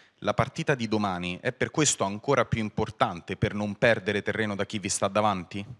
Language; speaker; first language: Italian; native; Italian